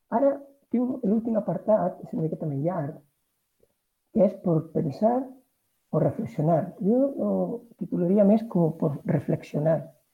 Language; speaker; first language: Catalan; non-native, local second language; Spanish